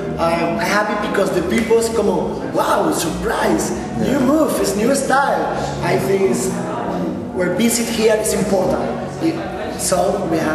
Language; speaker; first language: English; non-native, local second language; Spanish